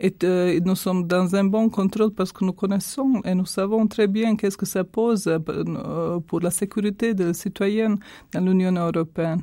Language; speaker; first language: French; non-native, fluent; Croatian